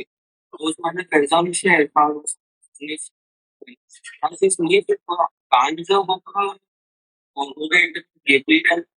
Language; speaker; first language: German; non-native, learner; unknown